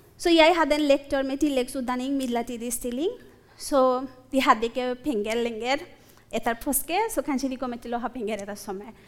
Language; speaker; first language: Norwegian; non-native, fluent; Bangla